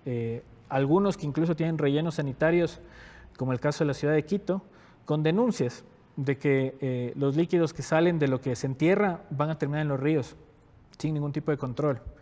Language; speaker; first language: Spanish; native; Spanish